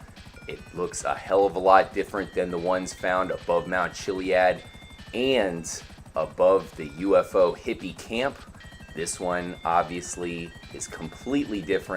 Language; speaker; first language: English; native; English